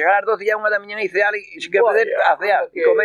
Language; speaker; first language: Spanish; non-native, local second language; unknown